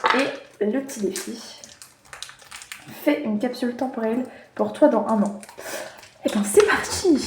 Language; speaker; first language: French; native; French